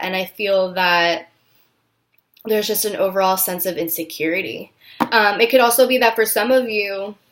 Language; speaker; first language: English; native; English